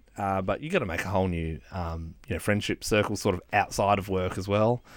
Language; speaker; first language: English; native; English